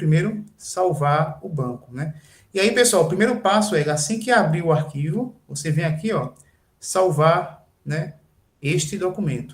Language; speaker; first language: Portuguese; native; Portuguese